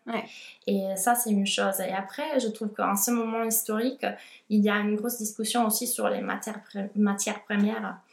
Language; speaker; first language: French; non-native, fluent; Italian